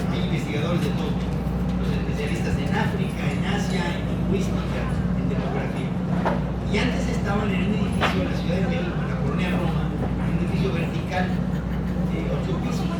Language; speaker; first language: Spanish; native; Spanish